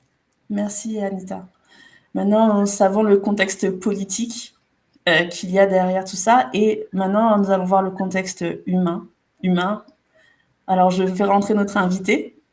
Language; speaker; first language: French; native; French